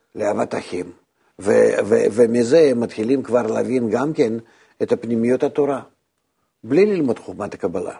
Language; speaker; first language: Hebrew; non-native, fluent; Russian